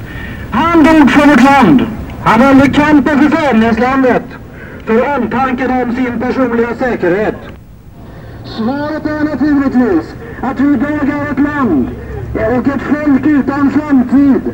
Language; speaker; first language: Swedish; native; Swedish